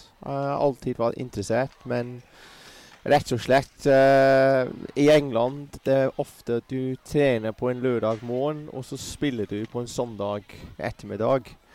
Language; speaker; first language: Norwegian; non-native, fluent; English